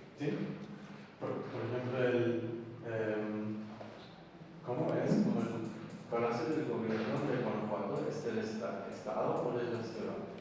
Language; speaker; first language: Spanish; non-native, learner; English